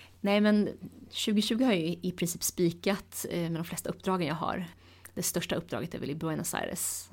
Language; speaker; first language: Swedish; early bilingual, other home language; Tigrinya